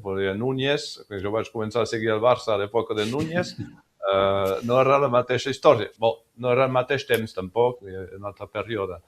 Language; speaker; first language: Catalan; early bilingual, heritage; French